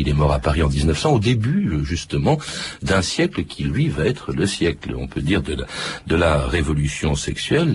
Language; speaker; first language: French; native; French